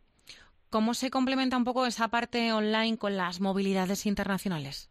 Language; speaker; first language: Spanish; native; Spanish